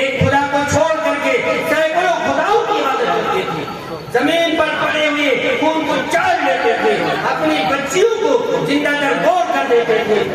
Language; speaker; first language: Urdu; native; Urdu